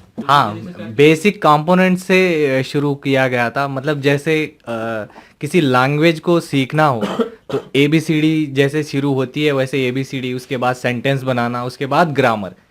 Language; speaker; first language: Hindi; non-native, local second language; Urdu